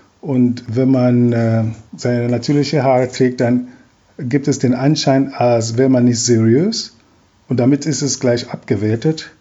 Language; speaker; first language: German; non-native, fluent; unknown